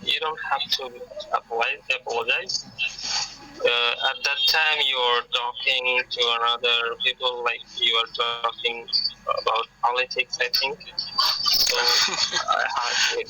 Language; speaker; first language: English; non-native, learner; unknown